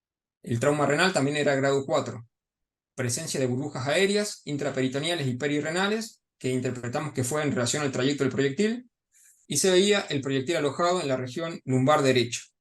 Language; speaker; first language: Spanish; native; Spanish